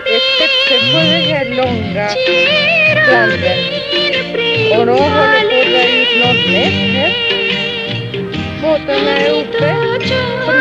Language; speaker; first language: Swedish; non-native, fluent; Spanish